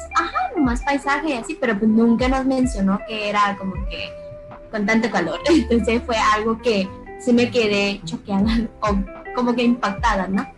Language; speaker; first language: Spanish; early bilingual, other home language; Chinese